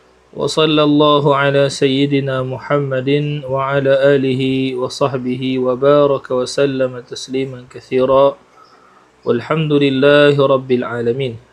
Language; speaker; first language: Arabic; non-native, fluent; Malay